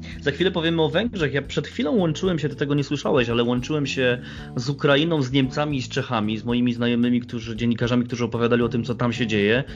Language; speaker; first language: Polish; native; Polish